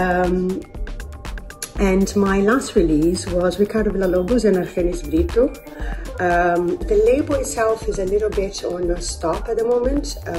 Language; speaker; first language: English; non-native, fluent; Portuguese